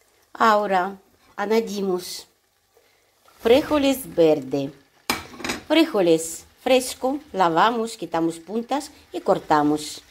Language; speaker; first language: Spanish; non-native, learner; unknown